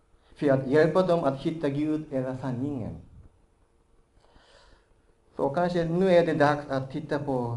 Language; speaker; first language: Swedish; non-native, fluent; Japanese